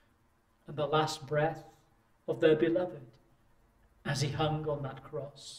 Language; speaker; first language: English; native; English